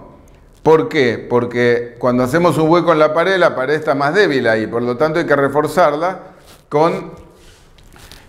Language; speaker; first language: Spanish; native; Spanish